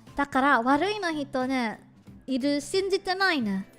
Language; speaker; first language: Japanese; non-native, learner; English